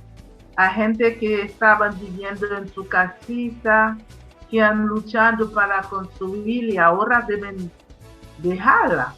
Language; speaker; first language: Spanish; non-native, fluent; Haitian Creole